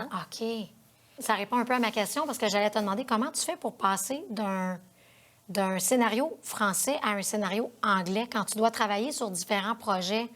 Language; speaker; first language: French; native; French